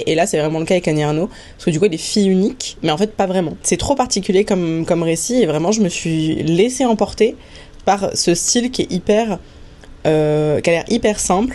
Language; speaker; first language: French; native; French